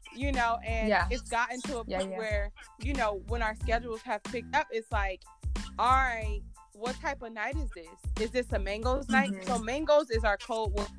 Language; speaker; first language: English; native; English